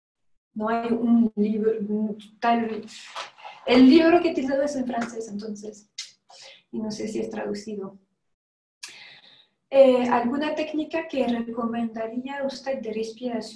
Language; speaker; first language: Spanish; non-native, fluent; French